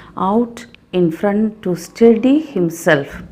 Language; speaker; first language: English; non-native, local second language; Malayalam